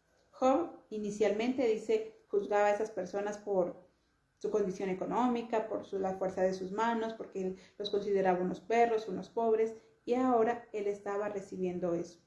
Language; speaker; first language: Spanish; native; Spanish